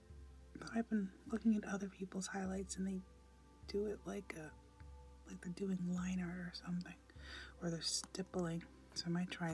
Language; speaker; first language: English; native; English